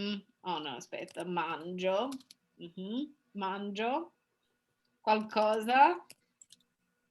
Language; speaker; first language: Italian; non-native, fluent; English